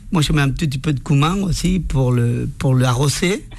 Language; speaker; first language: French; non-native, fluent; Spanish